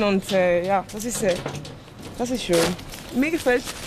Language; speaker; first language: German; non-native, fluent; Spanish